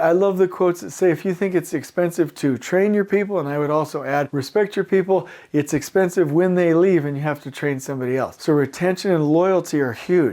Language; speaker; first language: English; native; English